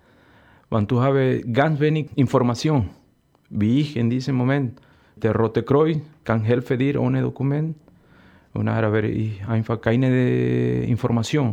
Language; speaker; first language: German; non-native, learner; Spanish